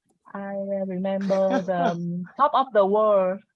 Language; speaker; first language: English; non-native, learner; Vietnamese